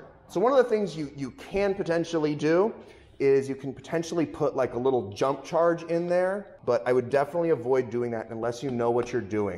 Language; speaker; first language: English; native; English